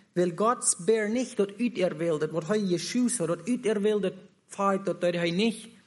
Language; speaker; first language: German; non-native, learner; Plautdietsch